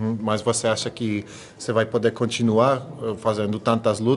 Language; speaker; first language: Portuguese; non-native, fluent; Polish